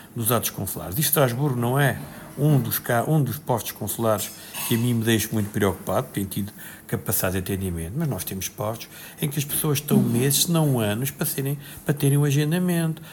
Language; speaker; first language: Portuguese; native; Portuguese